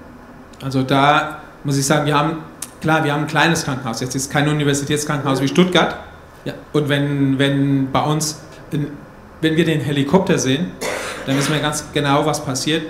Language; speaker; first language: German; non-native, fluent; Spanish